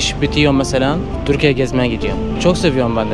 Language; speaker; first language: Turkish; non-native, learner; Arabic